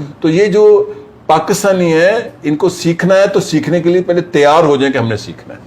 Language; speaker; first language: Urdu; non-native, local second language; Punjabi